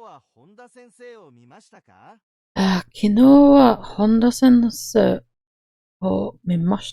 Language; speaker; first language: Japanese; non-native, learner; Norwegian